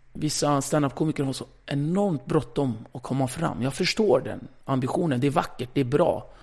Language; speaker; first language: Swedish; early bilingual, other home language; Kurdish